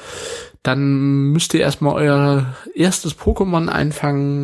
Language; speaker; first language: German; native; German